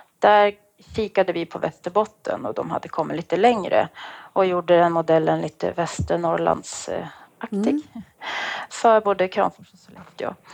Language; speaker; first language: Swedish; native; Swedish